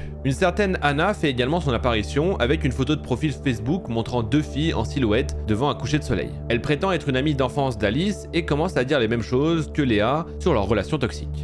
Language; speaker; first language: French; native; French